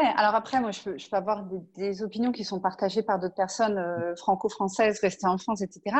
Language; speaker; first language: French; native; French